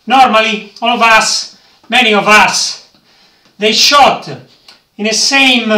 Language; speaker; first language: English; non-native, learner; Italian